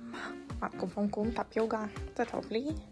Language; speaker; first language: Vietnamese; non-native, fluent; Russian